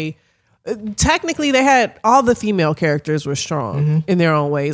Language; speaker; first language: English; native; English